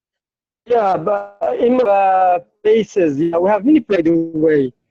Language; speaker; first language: English; non-native, fluent; Arabic